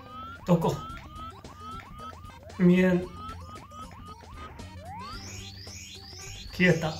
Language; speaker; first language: Japanese; non-native, learner; English